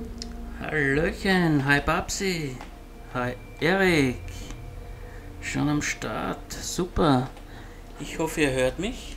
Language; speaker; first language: German; native; German